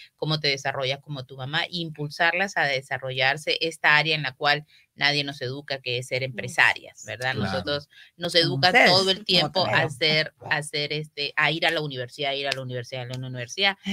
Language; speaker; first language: Spanish; native; Spanish